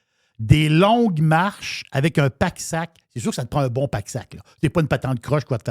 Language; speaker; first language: French; native; French